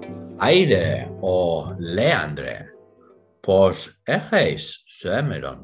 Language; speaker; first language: Greek; non-native, fluent; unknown